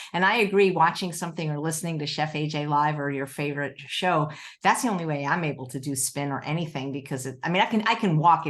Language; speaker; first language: English; native; English